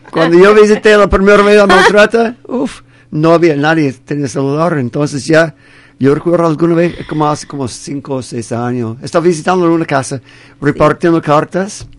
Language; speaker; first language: Spanish; non-native, fluent; English